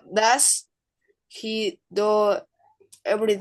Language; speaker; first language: English; non-native, learner; Spanish